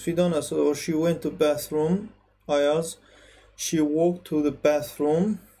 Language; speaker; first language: English; non-native, fluent; Azerbaijani